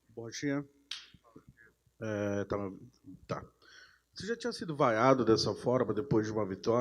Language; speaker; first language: Portuguese; native; Portuguese